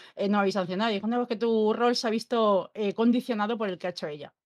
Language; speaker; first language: Spanish; native; Spanish